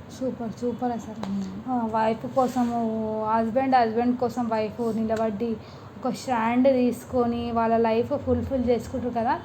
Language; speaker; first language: Telugu; native; Telugu